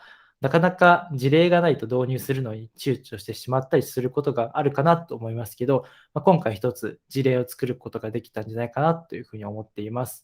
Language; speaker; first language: Japanese; native; Japanese